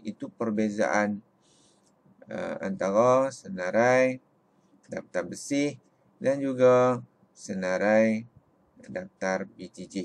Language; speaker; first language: Malay; native; Malay